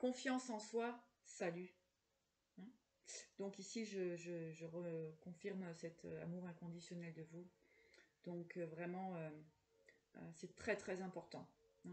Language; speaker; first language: French; native; French